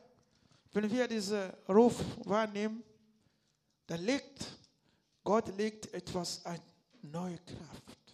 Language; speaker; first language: German; non-native, learner; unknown